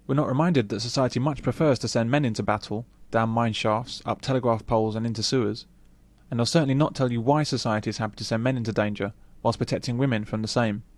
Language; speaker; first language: English; native; English